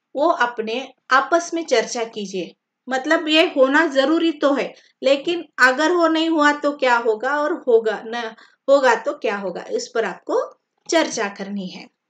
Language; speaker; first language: Hindi; non-native, local second language; Marathi